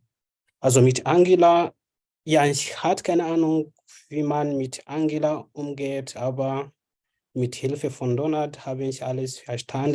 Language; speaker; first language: German; non-native, fluent; French